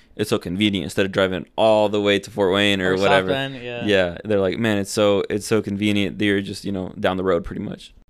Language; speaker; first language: English; early bilingual, other home language; Spanish